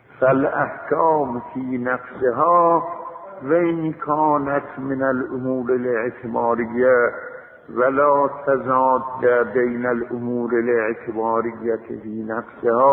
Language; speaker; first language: Arabic; non-native, fluent; Azerbaijani